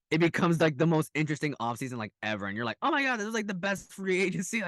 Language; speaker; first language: English; native; English